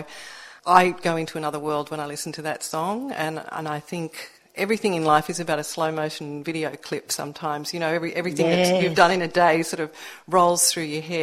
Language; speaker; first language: English; native; English